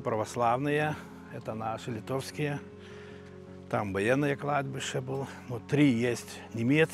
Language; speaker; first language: Russian; non-native, local second language; Lithuanian